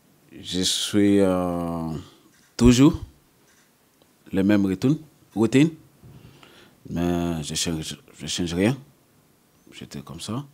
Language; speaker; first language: French; non-native, learner; English